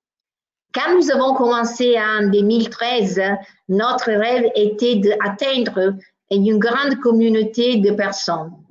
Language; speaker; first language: French; non-native, fluent; Italian